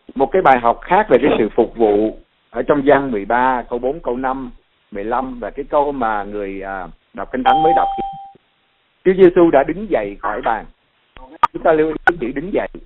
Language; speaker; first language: Vietnamese; native; Vietnamese